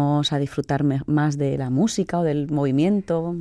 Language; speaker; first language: Spanish; native; Spanish